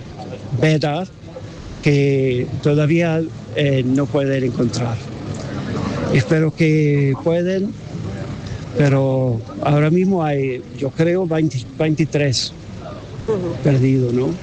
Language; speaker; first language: Spanish; non-native, fluent; English